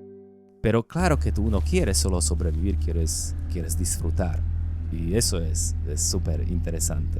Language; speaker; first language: Spanish; non-native, learner; Slovak